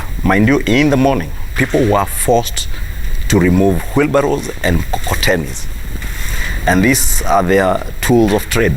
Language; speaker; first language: English; non-native, local second language; Kikuyu